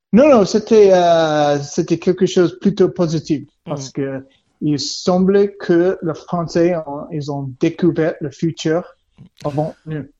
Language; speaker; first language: French; non-native, learner; English